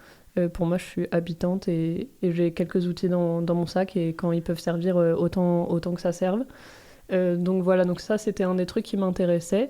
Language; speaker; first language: French; native; French